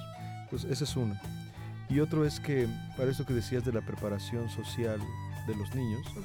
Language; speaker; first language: Spanish; native; Spanish